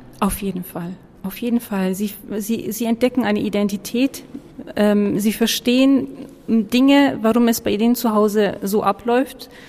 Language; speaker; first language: German; early bilingual, other home language; Turkish